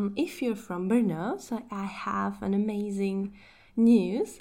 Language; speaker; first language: English; non-native, fluent; Czech